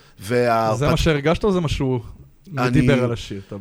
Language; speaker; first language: Hebrew; native; Hebrew